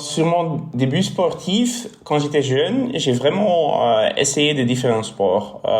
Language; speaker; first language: French; non-native, local second language; Dutch